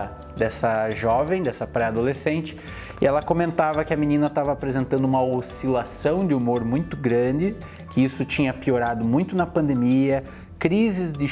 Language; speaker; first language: Portuguese; native; Portuguese